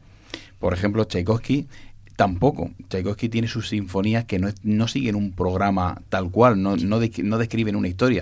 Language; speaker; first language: Spanish; native; Spanish